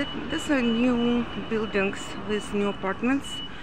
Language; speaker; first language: English; non-native, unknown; Russian